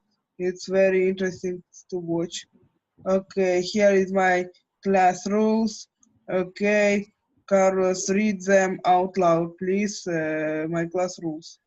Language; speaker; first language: English; non-native, fluent; Ukrainian